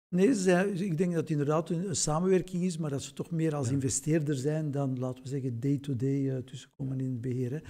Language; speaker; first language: Dutch; native; Dutch